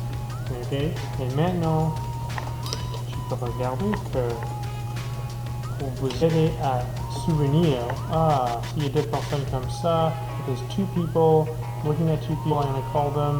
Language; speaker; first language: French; non-native, fluent; English